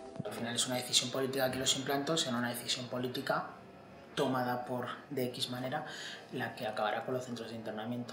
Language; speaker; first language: Spanish; native; Spanish